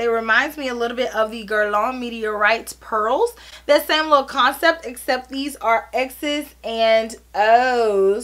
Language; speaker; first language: English; native; English